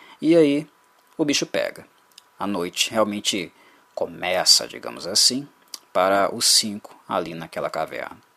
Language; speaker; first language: Portuguese; native; Portuguese